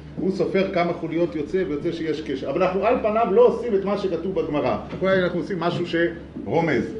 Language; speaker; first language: Hebrew; native; Hebrew